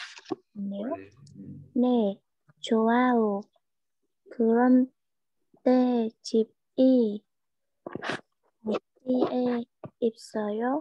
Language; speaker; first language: Korean; non-native, learner; Vietnamese